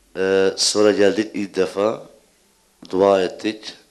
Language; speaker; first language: Turkish; early bilingual, heritage; Turkish